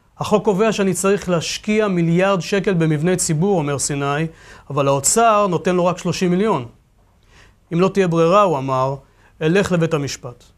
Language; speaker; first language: Hebrew; native; Hebrew